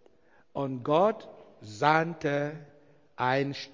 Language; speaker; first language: German; non-native, learner; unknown